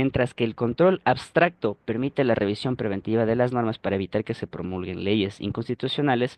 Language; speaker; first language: Spanish; native; Spanish